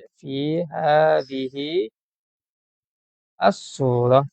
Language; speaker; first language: Arabic; non-native, fluent; Malay